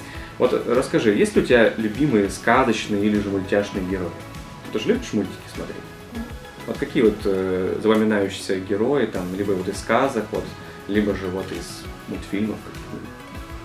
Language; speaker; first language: Russian; native; Russian